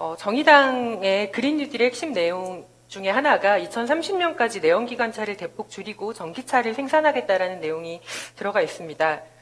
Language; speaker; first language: Korean; native; Korean